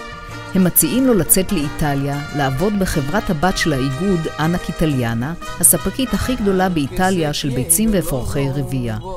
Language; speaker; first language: Hebrew; native; Hebrew